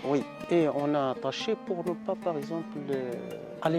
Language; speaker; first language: French; non-native, learner; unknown